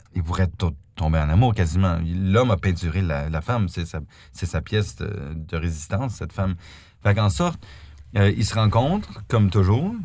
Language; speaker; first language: French; native; French